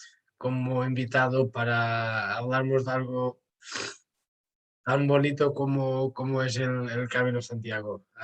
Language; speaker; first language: Spanish; non-native, fluent; Portuguese